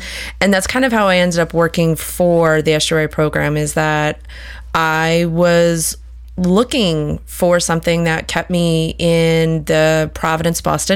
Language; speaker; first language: English; native; English